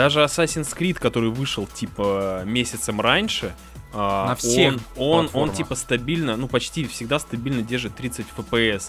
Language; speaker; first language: Russian; native; Russian